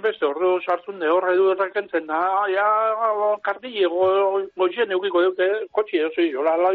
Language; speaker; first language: Basque; native; Basque